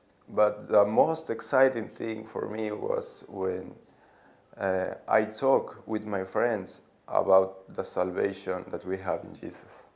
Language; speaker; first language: English; non-native, learner; Spanish